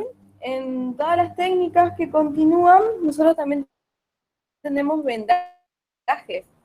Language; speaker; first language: Spanish; native; Spanish